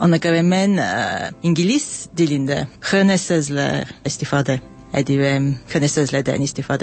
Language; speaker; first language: Azerbaijani; non-native, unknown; English